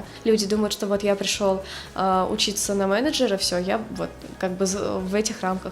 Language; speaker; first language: Russian; native; Russian